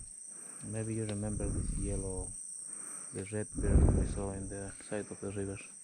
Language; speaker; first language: English; non-native, learner; Spanish